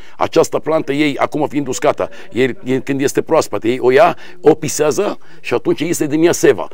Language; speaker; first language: Romanian; non-native, fluent; Arabic